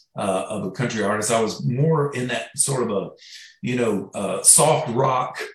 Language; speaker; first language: English; native; English